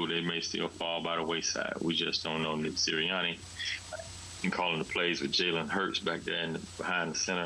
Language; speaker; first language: English; native; English